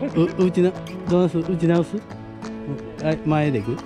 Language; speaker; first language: Japanese; native; Japanese